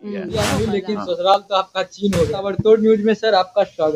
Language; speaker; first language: Hindi; native; Hindi